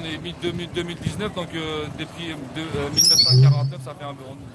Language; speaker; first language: French; non-native, learner; Uyghur